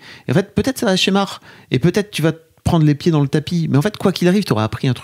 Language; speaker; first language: French; native; French